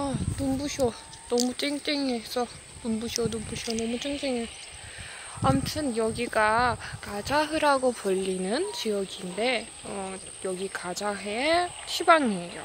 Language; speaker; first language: Korean; non-native, learner; Azerbaijani